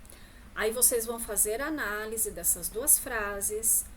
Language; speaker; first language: Portuguese; native; Portuguese